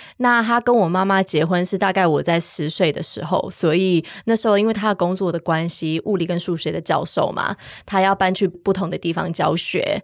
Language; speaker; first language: Chinese; early bilingual, heritage; Chinese